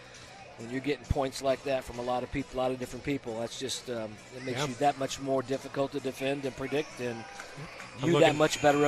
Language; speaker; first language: English; native; English